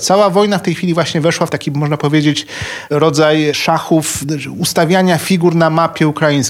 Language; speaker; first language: Polish; native; Polish